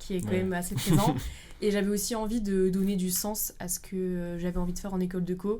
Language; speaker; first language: French; native; French